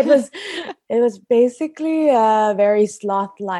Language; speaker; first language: English; non-native, local second language; Filipino